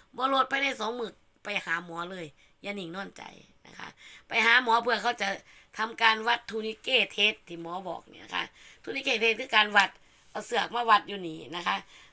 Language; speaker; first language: Thai; native; Thai